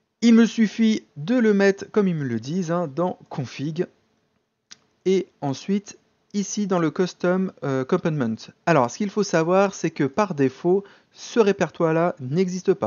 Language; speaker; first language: French; native; French